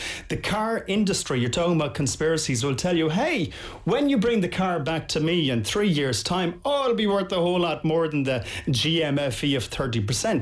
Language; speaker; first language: English; native; English